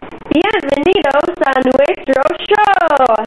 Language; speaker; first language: Spanish; non-native, learner; English